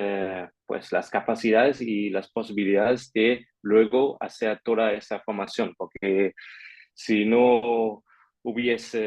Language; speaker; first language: Spanish; non-native, fluent; German